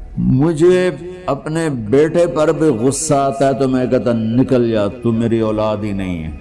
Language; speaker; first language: Urdu; non-native, local second language; Punjabi